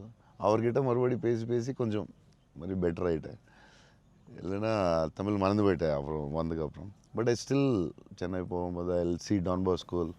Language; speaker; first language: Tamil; non-native, local second language; Telugu